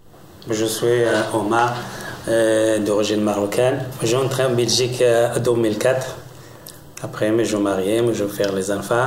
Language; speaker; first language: French; non-native, learner; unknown